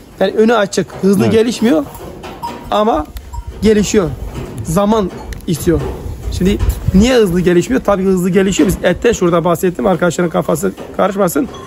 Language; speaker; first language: Turkish; native; Turkish